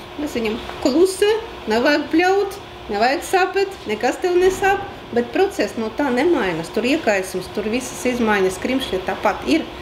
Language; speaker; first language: Latvian; non-native, local second language; Russian